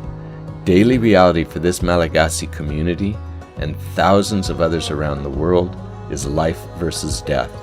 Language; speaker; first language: English; native; English